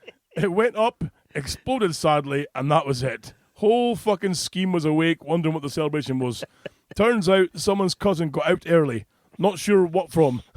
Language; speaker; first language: English; native; English